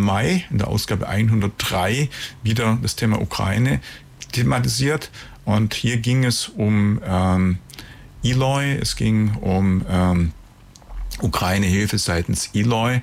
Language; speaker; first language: German; native; German